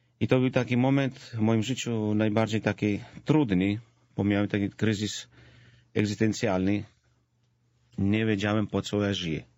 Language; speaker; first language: Polish; non-native, fluent; Georgian